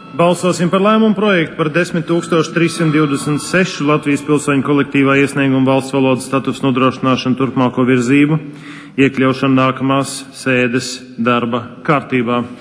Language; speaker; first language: Latvian; native; Latvian